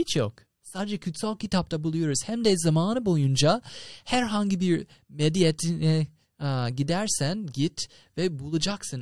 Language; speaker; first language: Turkish; non-native, fluent; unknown